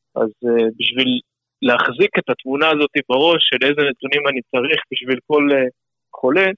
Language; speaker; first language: Hebrew; non-native, fluent; English